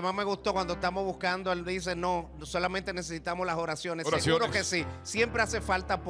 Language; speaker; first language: Spanish; native; Spanish